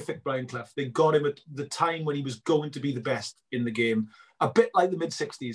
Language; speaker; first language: English; native; English